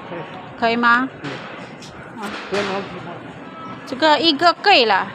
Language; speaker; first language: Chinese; non-native, learner; Filipino